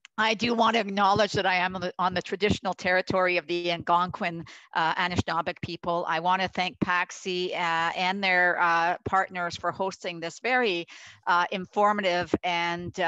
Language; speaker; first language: English; native; English